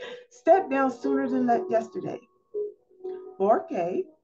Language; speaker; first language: English; native; English